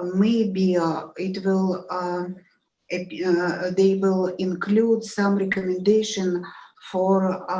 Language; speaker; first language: English; non-native, learner; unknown